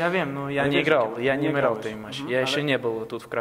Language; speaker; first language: Polish; non-native, learner; Latvian